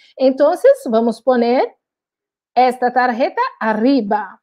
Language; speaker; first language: Spanish; non-native, learner; Portuguese